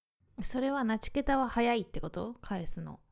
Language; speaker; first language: Japanese; native; Japanese